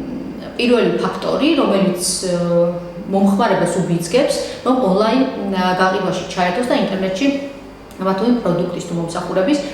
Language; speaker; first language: Georgian; native; Georgian